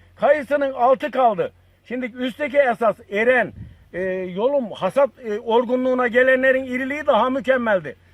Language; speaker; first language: Turkish; native; Turkish